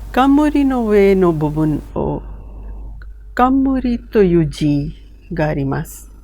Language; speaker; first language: Japanese; non-native, fluent; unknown